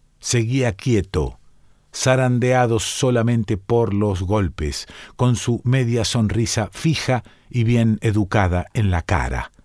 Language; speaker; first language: Spanish; native; Spanish